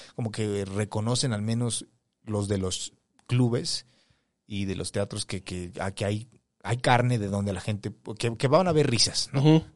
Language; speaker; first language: Spanish; native; Spanish